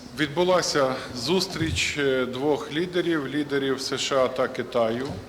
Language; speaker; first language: Ukrainian; native; Ukrainian